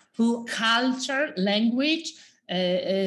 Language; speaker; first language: English; non-native, fluent; Polish